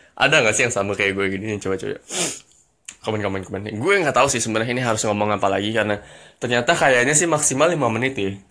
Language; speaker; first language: Indonesian; native; Indonesian